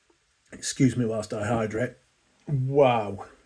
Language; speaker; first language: English; native; English